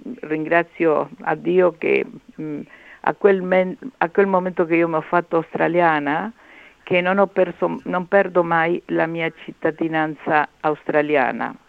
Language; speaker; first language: Italian; early bilingual, heritage; Spanish